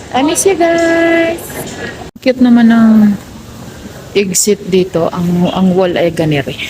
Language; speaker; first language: Filipino; native; Filipino